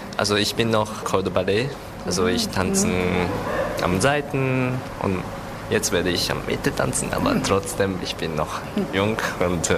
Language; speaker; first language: German; non-native, learner; Japanese